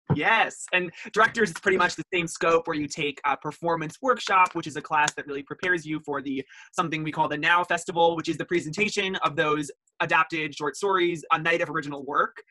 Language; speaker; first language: English; native; English